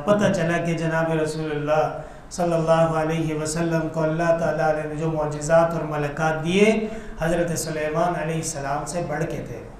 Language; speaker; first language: Urdu; non-native, local second language; Pashto